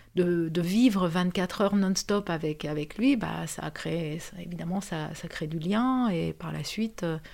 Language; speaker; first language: French; non-native, fluent; Romanian